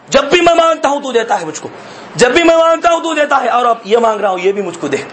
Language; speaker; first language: Urdu; native; Urdu